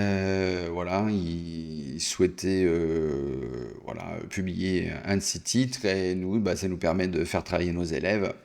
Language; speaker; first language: French; native; French